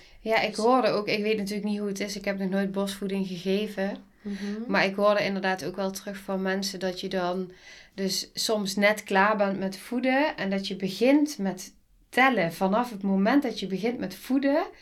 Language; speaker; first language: Dutch; native; Dutch